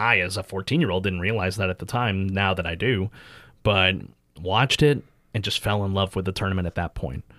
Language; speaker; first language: English; early bilingual, other home language; Filipino